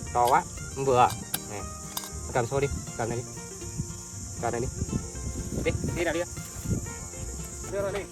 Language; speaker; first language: Vietnamese; native; Vietnamese